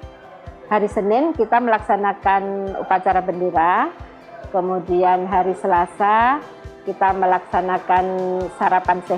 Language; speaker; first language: Indonesian; native; Indonesian